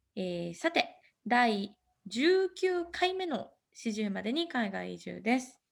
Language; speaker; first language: Japanese; native; Japanese